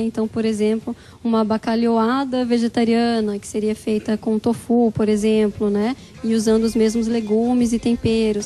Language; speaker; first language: Portuguese; native; Portuguese